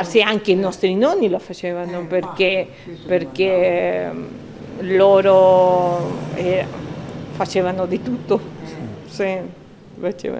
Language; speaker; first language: Italian; early bilingual, heritage; Spanish